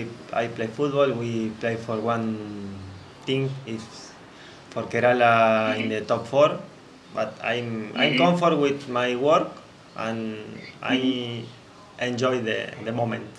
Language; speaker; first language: English; non-native, learner; Spanish